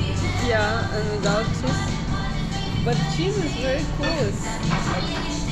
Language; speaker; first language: English; non-native, fluent; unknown